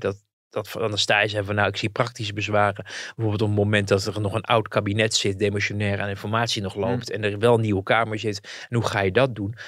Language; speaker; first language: Dutch; native; Dutch